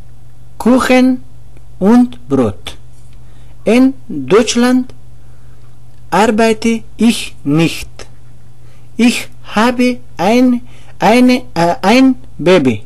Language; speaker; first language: German; non-native, learner; Pashto